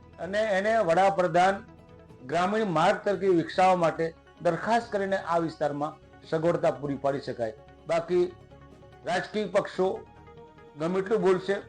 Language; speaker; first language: Gujarati; non-native, local second language; Rathawi